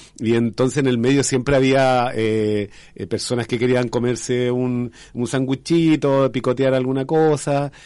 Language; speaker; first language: Spanish; native; Spanish